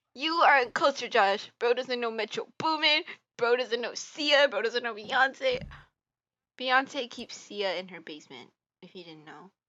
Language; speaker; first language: English; native; English